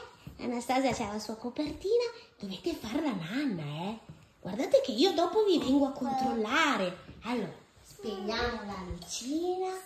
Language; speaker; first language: Italian; native; Italian